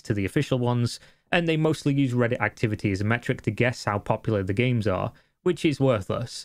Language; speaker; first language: English; native; English